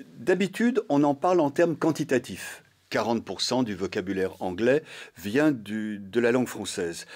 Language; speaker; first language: French; native; French